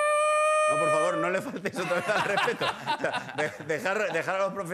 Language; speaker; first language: Spanish; native; Spanish